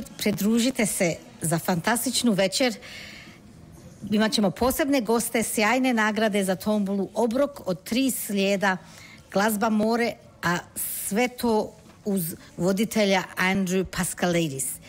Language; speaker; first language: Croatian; early bilingual, heritage; Croatian